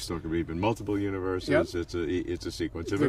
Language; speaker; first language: English; native; English